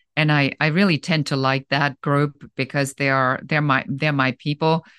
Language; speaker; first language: English; non-native, fluent; German